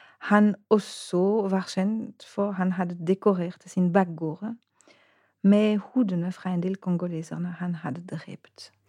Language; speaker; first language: Norwegian; non-native, fluent; French